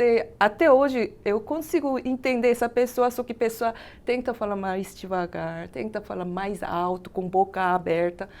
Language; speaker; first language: Portuguese; non-native, fluent; Korean